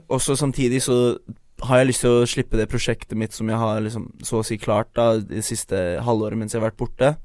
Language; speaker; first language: Norwegian; early bilingual, other home language; Chinese